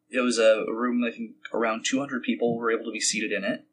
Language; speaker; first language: English; native; English